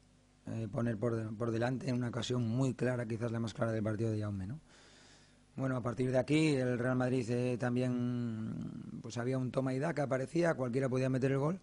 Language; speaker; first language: Spanish; native; Spanish